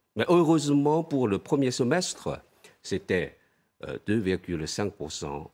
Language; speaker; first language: French; non-native, fluent; Chinese